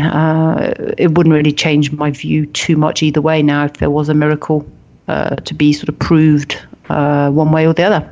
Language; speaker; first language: English; native; English